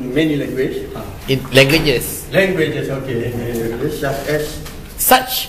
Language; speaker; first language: English; non-native, local second language; Malay